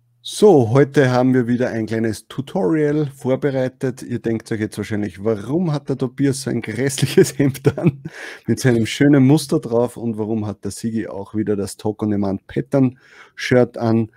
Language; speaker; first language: German; native; German